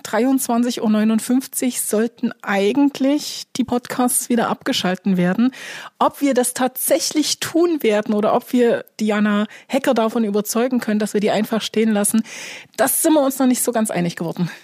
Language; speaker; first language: German; native; German